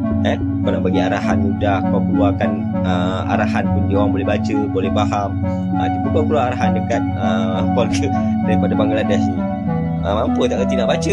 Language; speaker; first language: Malay; native; Malay